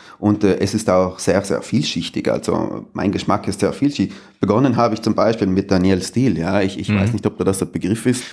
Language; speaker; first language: German; native; German